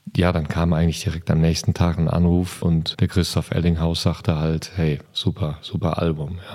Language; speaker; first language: German; native; German